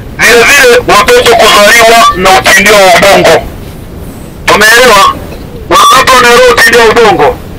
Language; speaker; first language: Swahili; native; Swahili